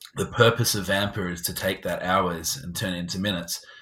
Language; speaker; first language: English; native; English